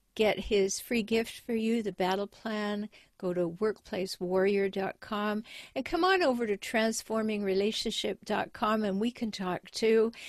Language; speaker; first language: English; native; English